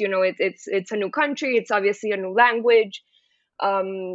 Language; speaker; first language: English; non-native, fluent; Spanish